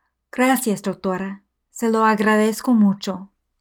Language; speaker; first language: Spanish; non-native, fluent; English